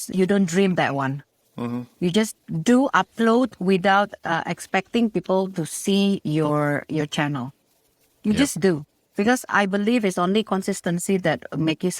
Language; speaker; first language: English; non-native, fluent; Indonesian